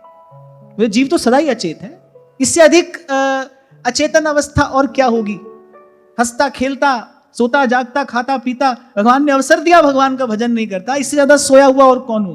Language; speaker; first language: Hindi; native; Hindi